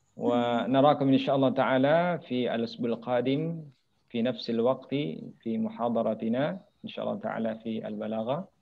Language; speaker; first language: Arabic; non-native, fluent; Indonesian